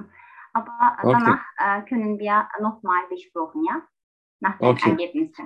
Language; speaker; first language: German; non-native, learner; Turkish